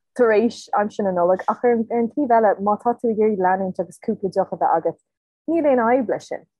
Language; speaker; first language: Irish; non-native, local second language; English